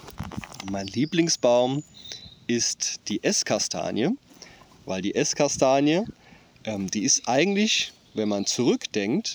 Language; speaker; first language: German; native; German